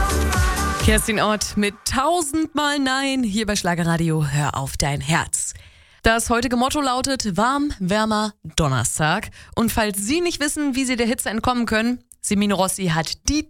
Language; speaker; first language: German; native; German